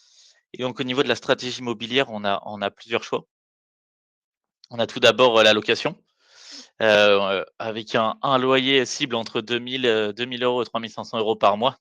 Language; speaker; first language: French; native; French